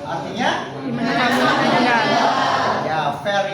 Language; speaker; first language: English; non-native, fluent; Indonesian